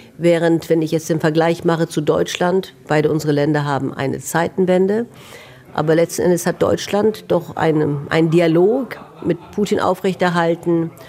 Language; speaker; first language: German; native; German